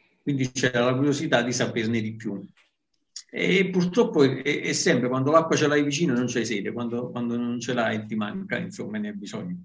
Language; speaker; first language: Italian; native; Italian